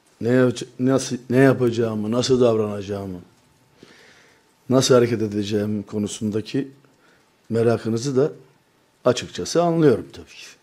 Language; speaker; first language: Turkish; native; Turkish